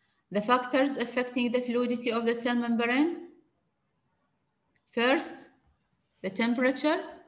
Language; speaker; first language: English; non-native, fluent; Arabic